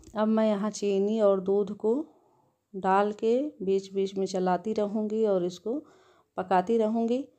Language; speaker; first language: Hindi; native; Hindi